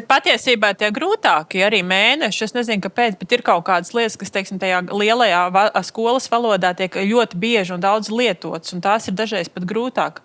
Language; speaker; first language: Latvian; native; Latvian